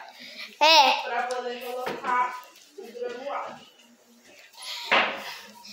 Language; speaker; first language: Portuguese; native; Portuguese